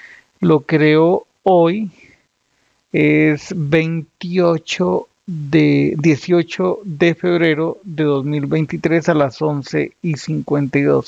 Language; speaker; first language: Spanish; native; Spanish